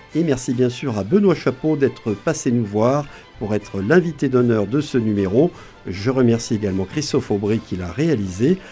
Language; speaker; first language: French; native; French